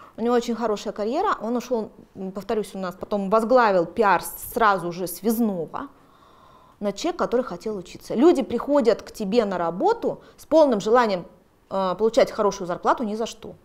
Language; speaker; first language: Russian; native; Russian